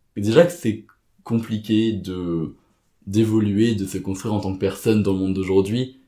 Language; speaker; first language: French; native; French